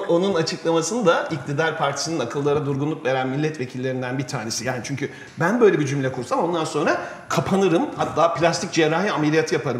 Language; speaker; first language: Turkish; native; Turkish